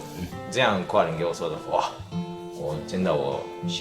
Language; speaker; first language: Chinese; non-native, learner; Japanese